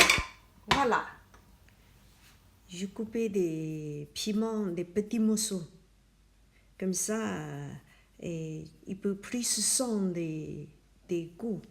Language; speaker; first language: French; non-native, learner; Chinese